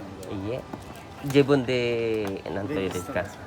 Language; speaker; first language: Japanese; non-native, learner; Filipino